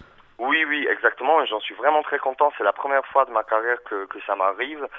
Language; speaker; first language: French; early bilingual, other home language; Polish